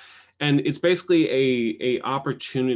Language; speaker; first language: English; native; English